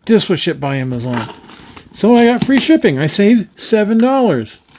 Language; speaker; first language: English; native; English